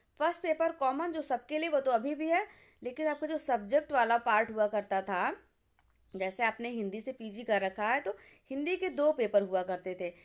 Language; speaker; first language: Hindi; native; Hindi